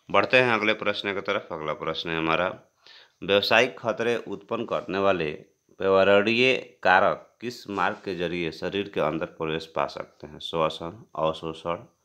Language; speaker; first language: Hindi; native; Hindi